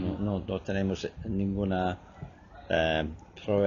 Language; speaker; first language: Spanish; non-native, fluent; English